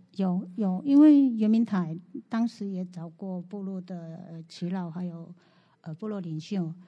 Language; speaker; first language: Chinese; native; Chinese